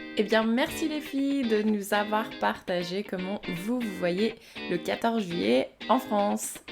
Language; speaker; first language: French; native; French